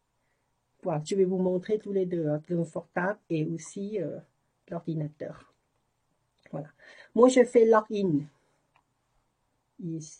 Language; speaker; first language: French; non-native, learner; Thai